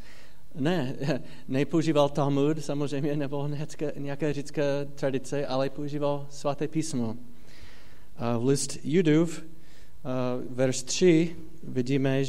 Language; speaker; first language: Czech; non-native, fluent; English